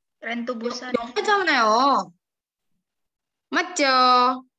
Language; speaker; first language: Korean; non-native, fluent; Indonesian